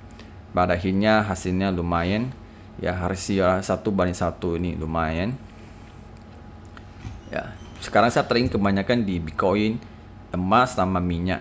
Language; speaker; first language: Indonesian; native; Indonesian